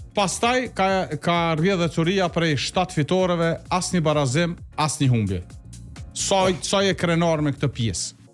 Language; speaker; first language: Albanian; native; Albanian